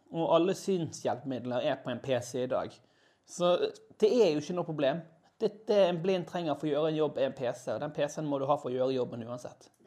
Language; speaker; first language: Norwegian; native; Norwegian